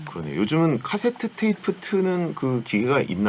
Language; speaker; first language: Korean; native; Korean